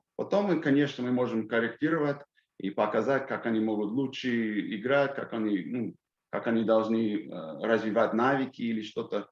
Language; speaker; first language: Russian; non-native, fluent; English